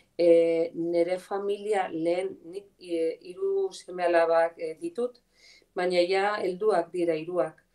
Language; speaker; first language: Basque; non-native, local second language; Spanish